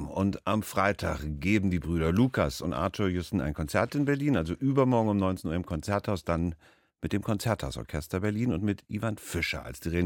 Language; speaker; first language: German; native; German